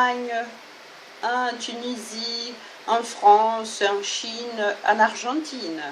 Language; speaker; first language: French; non-native, fluent; Portuguese